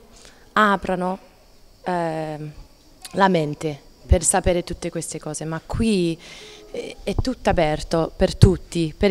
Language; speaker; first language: Italian; non-native, learner; English